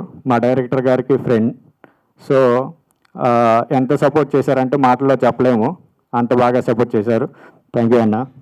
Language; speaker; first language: Telugu; native; Telugu